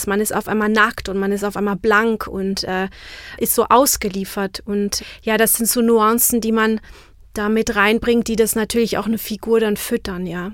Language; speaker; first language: German; non-native, fluent; Czech